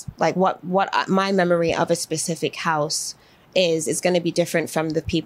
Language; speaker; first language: English; native; English